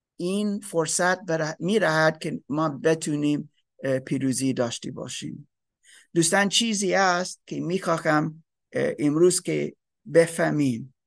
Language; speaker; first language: Persian; non-native, fluent; English